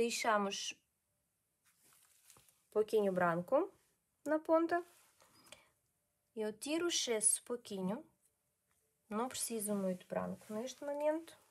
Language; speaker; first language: Portuguese; non-native, learner; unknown